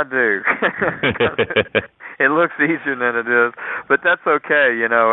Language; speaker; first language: English; native; English